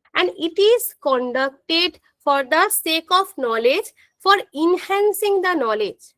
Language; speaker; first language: English; non-native, local second language; Bangla